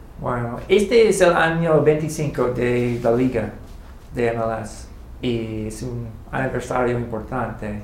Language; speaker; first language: Spanish; non-native, learner; English